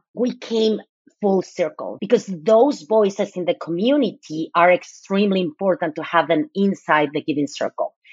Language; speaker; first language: English; non-native, fluent; Spanish